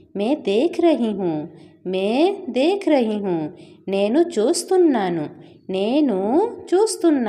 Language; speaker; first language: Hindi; non-native, local second language; Odia